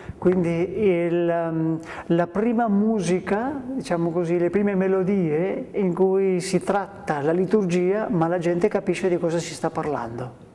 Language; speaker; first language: Italian; non-native, fluent; Spanish